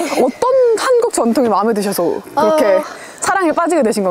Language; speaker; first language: Korean; native; Korean